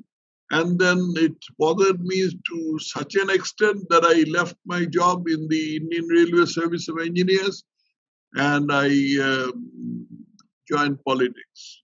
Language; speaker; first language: English; non-native, local second language; Bangla